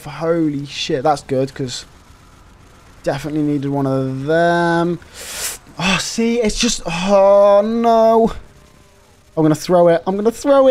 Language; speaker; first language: English; native; English